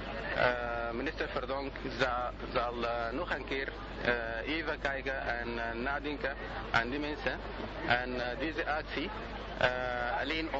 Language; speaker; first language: Dutch; non-native, learner; Arabic